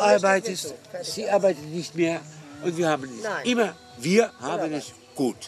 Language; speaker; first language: German; non-native, fluent; Dutch